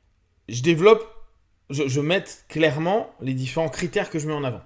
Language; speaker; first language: French; native; French